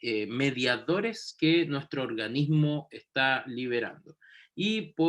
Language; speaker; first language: Spanish; native; Spanish